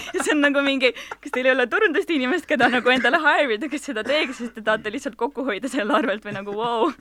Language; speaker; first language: Estonian; non-native, local second language; Russian